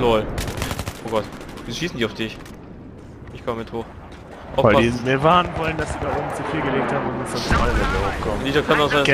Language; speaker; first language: German; native; German